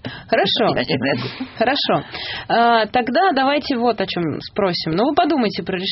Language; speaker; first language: Russian; native; Russian